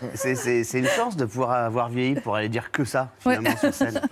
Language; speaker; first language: French; native; French